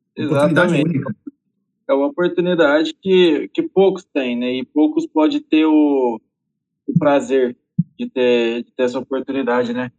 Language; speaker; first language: Portuguese; native; Portuguese